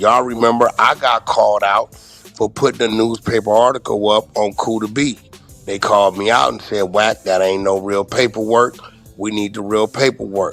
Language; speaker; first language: English; native; English